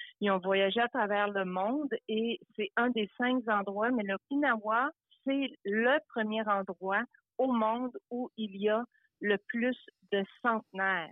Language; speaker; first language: French; early bilingual, other home language; Italian